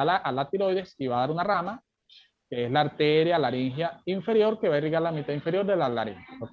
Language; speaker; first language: Spanish; native; Spanish